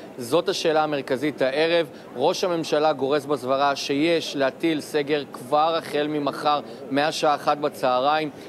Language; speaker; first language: Hebrew; native; Hebrew